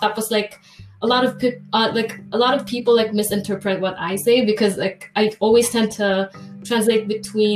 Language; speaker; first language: English; non-native, local second language; Filipino